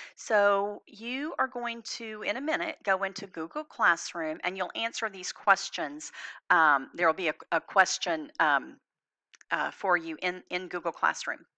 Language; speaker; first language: English; native; English